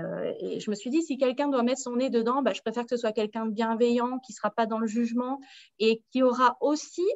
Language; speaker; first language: French; native; French